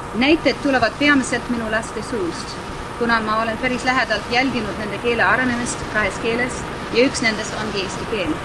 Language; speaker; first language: Estonian; non-native, fluent; English